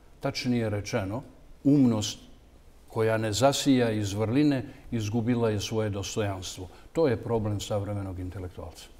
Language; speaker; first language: Serbian; native; Serbian